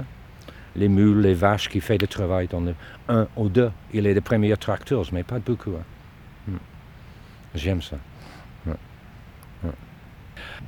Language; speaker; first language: French; non-native, learner; English